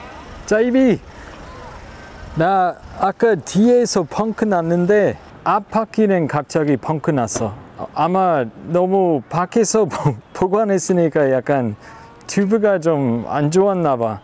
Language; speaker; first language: Korean; non-native, fluent; English